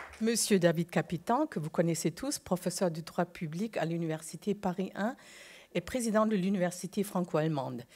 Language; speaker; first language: French; non-native, fluent; German